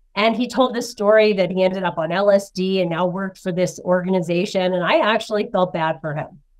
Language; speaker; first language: English; native; English